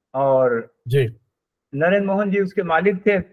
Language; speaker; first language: Hindi; native; Hindi